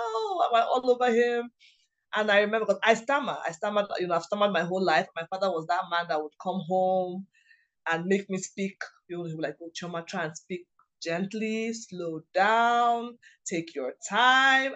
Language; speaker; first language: English; non-native, local second language; Igbo